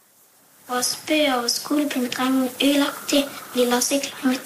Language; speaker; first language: Danish; early bilingual, heritage; Danish